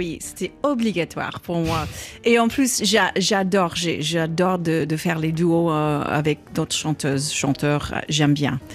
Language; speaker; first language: French; non-native, learner; English